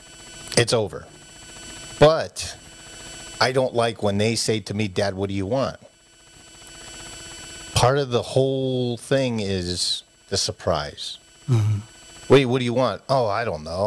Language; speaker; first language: English; native; English